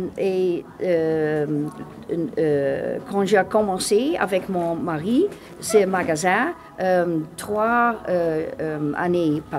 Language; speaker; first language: French; non-native, learner; English